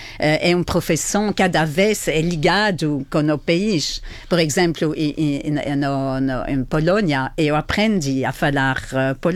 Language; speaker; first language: Portuguese; non-native, fluent; French